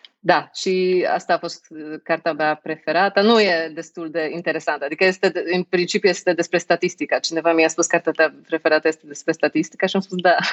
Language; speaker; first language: Romanian; non-native, fluent; Polish